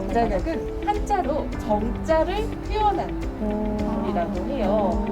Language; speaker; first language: Korean; native; Korean